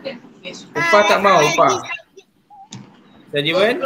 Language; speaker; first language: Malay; non-native, local second language; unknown